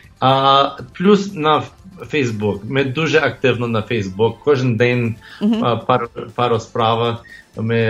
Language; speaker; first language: Ukrainian; early bilingual, heritage; English